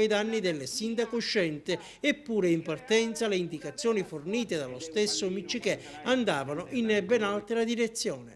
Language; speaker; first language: Italian; native; Italian